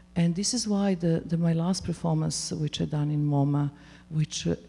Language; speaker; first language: English; non-native, fluent; Serbian